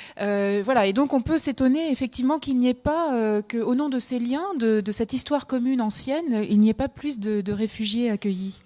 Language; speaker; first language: French; native; French